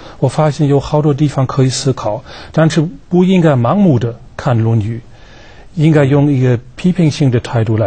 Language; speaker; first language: Chinese; non-native, fluent; German